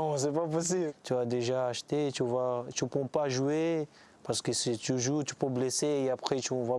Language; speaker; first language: French; non-native, learner; Portuguese